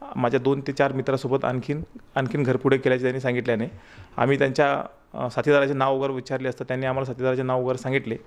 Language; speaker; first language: Marathi; native; Marathi